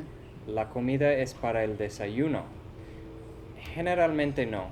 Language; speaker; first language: Spanish; non-native, fluent; English